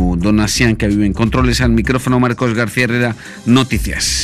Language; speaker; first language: Spanish; native; Spanish